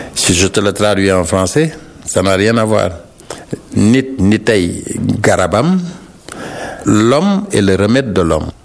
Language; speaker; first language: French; non-native, local second language; Wolof